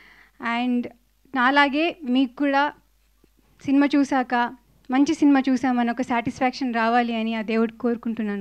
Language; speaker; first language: Telugu; non-native, fluent; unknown